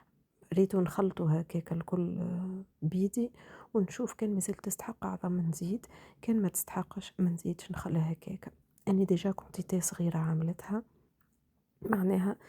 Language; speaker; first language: Arabic; native; Arabic